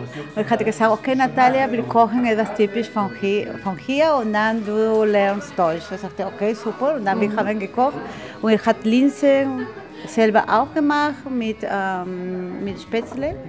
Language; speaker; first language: German; non-native, learner; Spanish